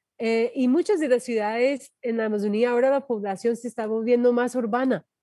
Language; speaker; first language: Spanish; non-native, fluent; English